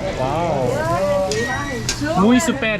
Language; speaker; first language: Spanish; non-native, learner; Korean